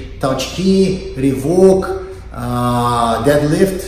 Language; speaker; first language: Russian; non-native, learner; Portuguese